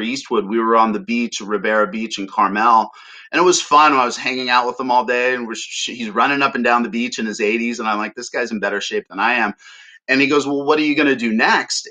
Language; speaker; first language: English; native; English